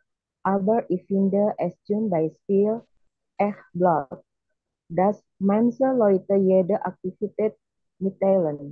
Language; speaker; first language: German; non-native, learner; Indonesian